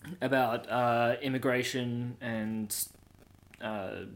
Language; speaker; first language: English; native; English